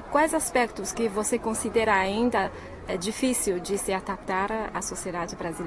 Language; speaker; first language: Portuguese; non-native, fluent; Chinese